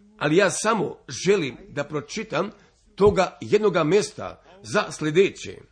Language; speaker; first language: Serbian; early bilingual, heritage; Serbian